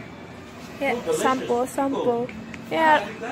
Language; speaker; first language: English; non-native, learner; Japanese